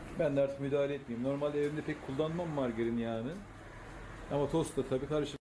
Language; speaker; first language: Turkish; native; Turkish